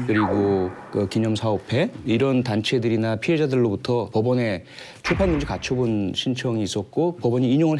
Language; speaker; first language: Korean; native; Korean